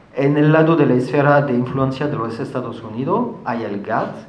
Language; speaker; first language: Spanish; non-native, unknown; French